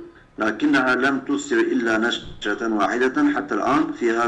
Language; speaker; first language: Arabic; non-native, learner; Turkish